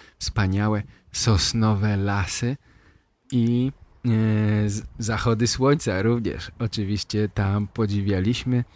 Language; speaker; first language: Polish; native; Polish